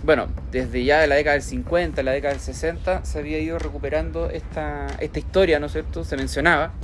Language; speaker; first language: Spanish; native; Spanish